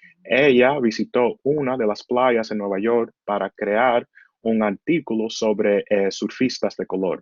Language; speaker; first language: Spanish; early bilingual, heritage; Spanish